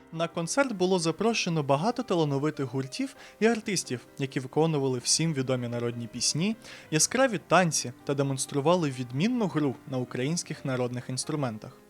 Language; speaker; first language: Ukrainian; native; Ukrainian